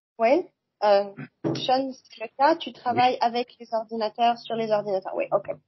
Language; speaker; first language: French; native; French